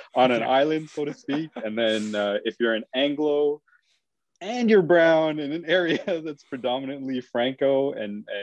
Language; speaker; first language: English; native; English